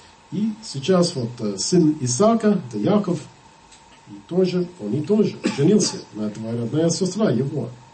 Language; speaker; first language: Russian; non-native, fluent; English